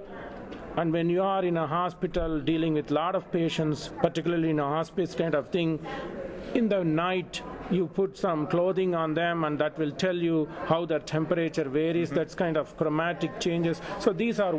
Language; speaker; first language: English; non-native, local second language; Tamil